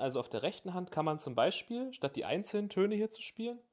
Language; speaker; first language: German; native; German